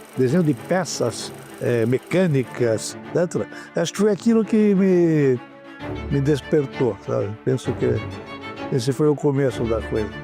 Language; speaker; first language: Portuguese; non-native, fluent; Italian